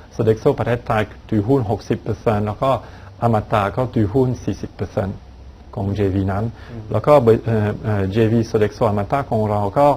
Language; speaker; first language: Thai; non-native, fluent; French